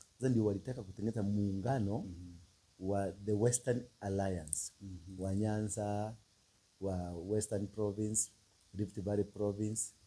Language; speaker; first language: Swahili; non-native, local second language; Kikuyu